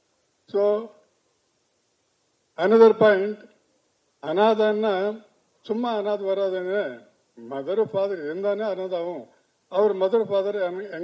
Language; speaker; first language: Tamil; non-native, learner; Telugu